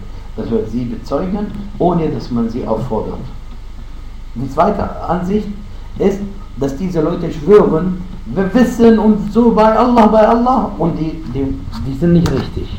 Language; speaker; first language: German; non-native, fluent; Arabic